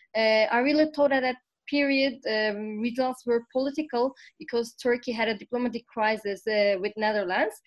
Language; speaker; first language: English; non-native, fluent; Turkish